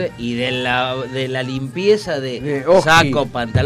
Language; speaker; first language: Spanish; native; Spanish